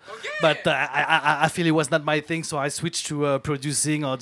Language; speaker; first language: English; non-native, fluent; Vietnamese